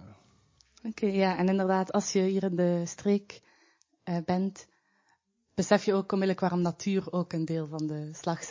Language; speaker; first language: Dutch; native; Dutch